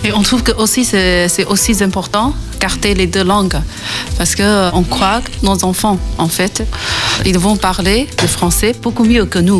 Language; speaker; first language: French; non-native, learner; Chinese